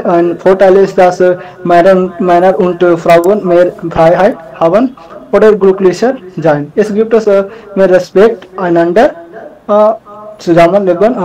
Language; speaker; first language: German; non-native, learner; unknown